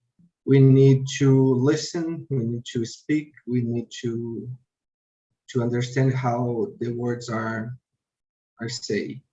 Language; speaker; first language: English; non-native, learner; Portuguese